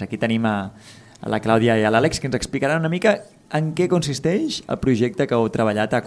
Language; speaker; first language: Catalan; native; Catalan